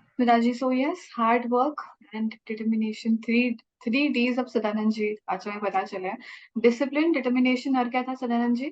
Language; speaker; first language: Hindi; native; Hindi